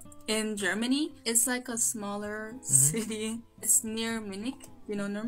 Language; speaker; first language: English; non-native, fluent; German